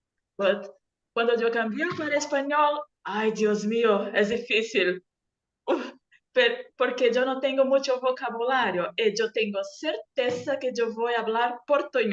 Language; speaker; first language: Spanish; non-native, learner; Portuguese